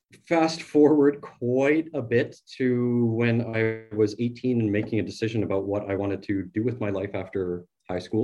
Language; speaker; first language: English; native; English